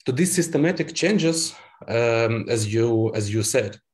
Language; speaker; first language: English; non-native, fluent; Ukrainian